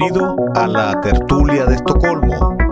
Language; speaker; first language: Spanish; native; Spanish